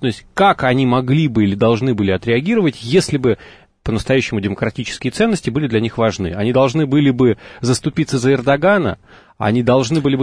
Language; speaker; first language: Russian; native; Russian